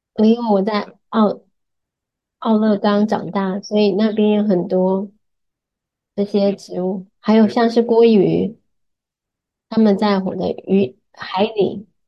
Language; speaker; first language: Chinese; non-native, learner; English